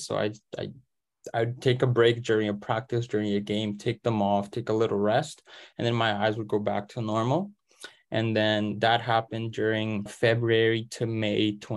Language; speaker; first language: English; early bilingual, other home language; Portuguese